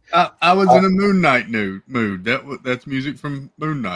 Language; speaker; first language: English; native; English